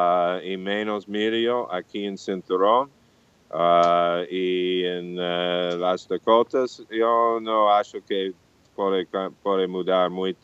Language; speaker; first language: Portuguese; non-native, fluent; English